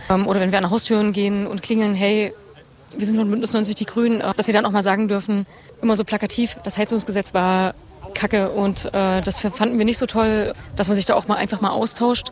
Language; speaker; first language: German; native; German